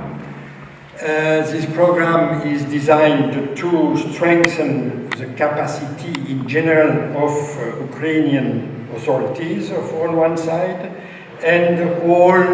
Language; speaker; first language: English; non-native, fluent; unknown